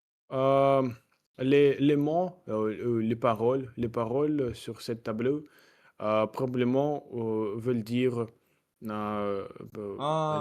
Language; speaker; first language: French; non-native, learner; Russian